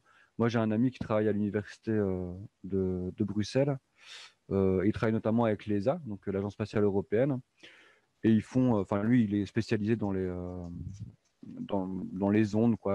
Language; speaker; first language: French; native; French